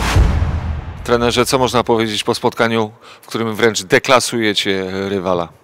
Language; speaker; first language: Polish; native; Polish